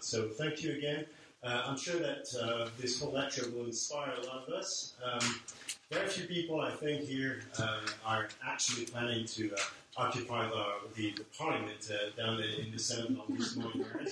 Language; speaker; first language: English; non-native, fluent; French